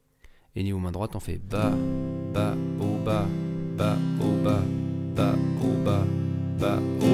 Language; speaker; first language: French; native; French